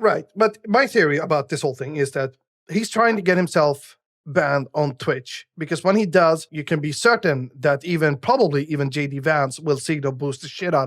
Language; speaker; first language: English; native; English